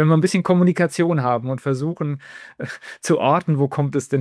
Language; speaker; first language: German; native; German